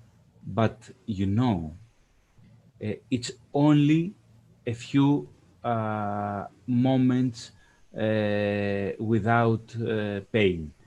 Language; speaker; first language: English; non-native, fluent; Greek